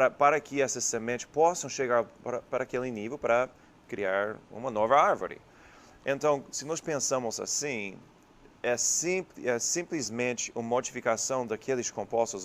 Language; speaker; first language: Portuguese; non-native, fluent; English